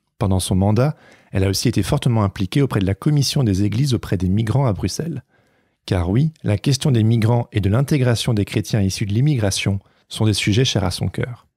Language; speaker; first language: French; native; French